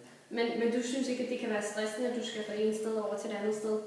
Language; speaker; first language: Danish; native; Danish